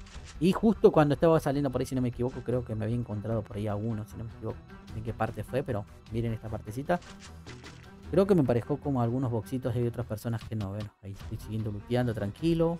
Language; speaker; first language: Spanish; native; Spanish